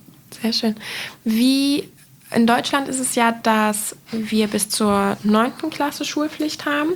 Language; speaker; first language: German; native; German